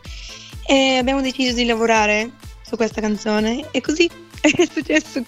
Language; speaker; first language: Italian; non-native, fluent; Bulgarian